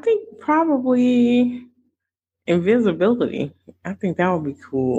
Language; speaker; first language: English; native; English